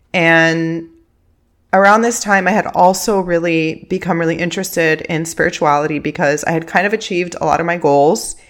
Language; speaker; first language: English; early bilingual, other home language; Spanish